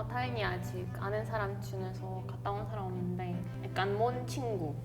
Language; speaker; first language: Korean; non-native, fluent; Ukrainian